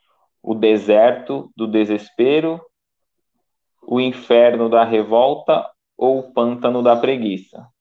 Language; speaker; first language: Portuguese; native; Portuguese